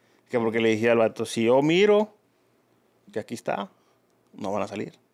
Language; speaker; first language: Spanish; early bilingual, heritage; Spanish